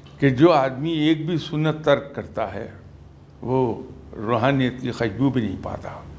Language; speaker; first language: Urdu; native; Urdu